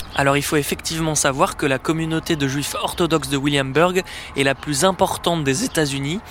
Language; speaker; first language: French; native; French